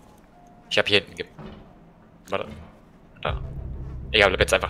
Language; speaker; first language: German; native; German